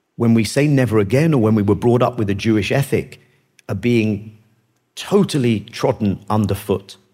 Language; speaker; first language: English; native; English